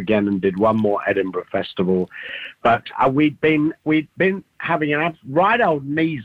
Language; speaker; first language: English; native; English